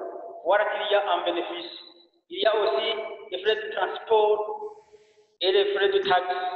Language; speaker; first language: French; non-native, learner; Rundi